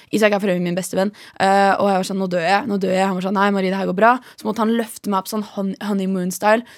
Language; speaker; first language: Norwegian; native; Norwegian